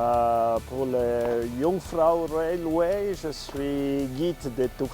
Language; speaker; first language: French; non-native, learner; German